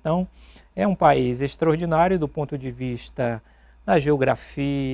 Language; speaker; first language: Portuguese; native; Portuguese